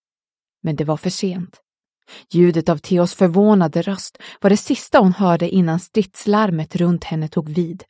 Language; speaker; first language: Swedish; native; Swedish